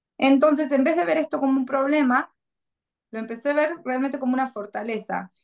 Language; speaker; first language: Spanish; native; Spanish